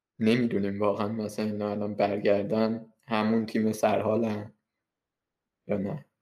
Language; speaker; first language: Persian; native; Persian